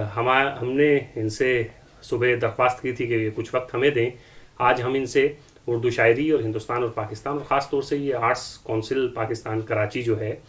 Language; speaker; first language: Hindi; native; Hindi